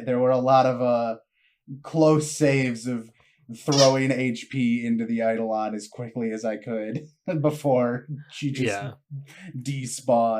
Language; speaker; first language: English; native; English